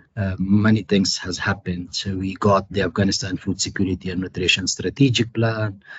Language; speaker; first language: English; non-native, fluent; Persian